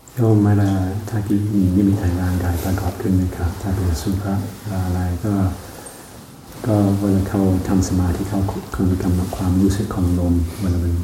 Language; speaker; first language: Thai; native; Thai